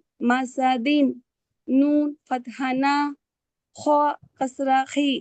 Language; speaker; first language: Arabic; non-native, learner; Telugu